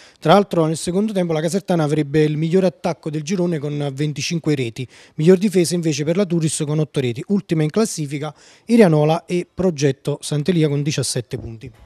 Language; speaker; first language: Italian; native; Italian